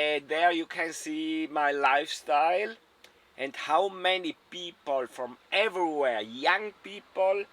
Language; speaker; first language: English; non-native, learner; German